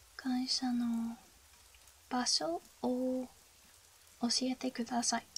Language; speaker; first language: Japanese; non-native, learner; English